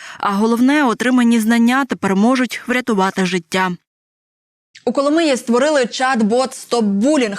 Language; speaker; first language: Ukrainian; native; Ukrainian